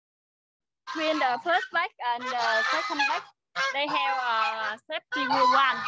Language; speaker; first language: English; non-native, learner; Vietnamese